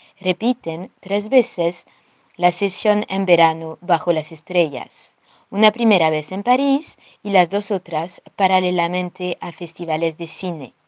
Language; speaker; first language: Spanish; non-native, fluent; French